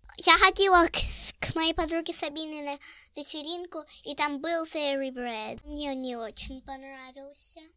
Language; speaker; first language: Russian; early bilingual, heritage; Russian